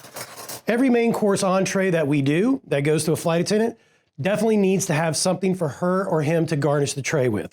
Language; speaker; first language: English; native; English